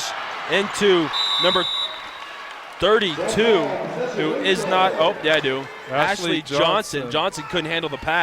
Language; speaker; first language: English; native; English